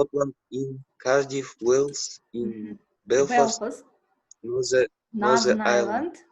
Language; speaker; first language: English; non-native, learner; Kazakh